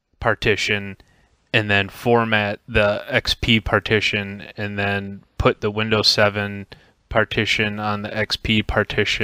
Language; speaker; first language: English; native; English